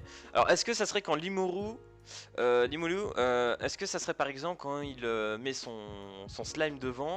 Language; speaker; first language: French; native; French